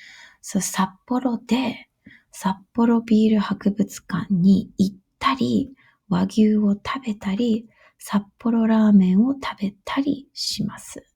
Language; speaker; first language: Japanese; non-native, fluent; English